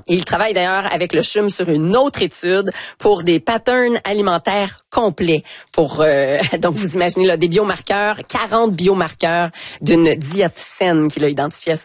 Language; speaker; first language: French; native; French